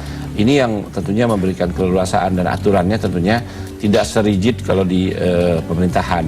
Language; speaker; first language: Indonesian; native; Indonesian